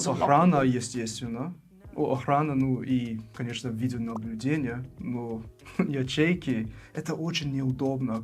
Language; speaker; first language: Russian; non-native, fluent; English